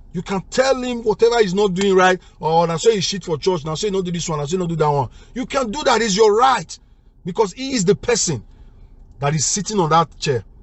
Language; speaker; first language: English; non-native, local second language; Bini